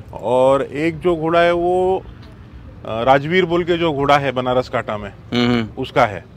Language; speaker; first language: Hindi; non-native, local second language; Marathi